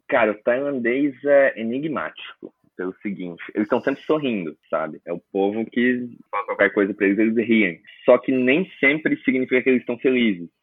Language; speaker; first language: Portuguese; native; Portuguese